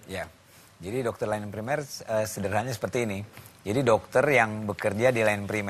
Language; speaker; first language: Indonesian; native; Indonesian